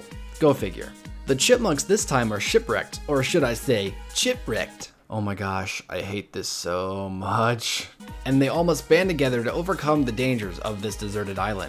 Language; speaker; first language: English; native; English